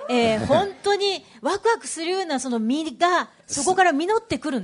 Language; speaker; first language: Japanese; native; Japanese